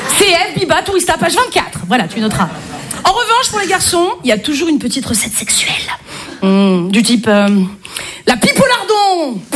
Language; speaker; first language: French; native; French